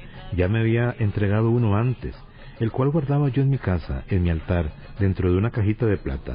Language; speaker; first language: Spanish; native; Spanish